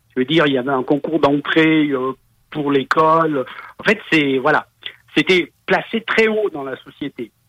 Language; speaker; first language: French; native; French